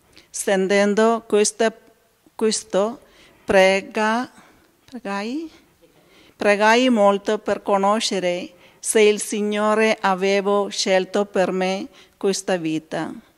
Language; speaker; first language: Italian; non-native, fluent; Malayalam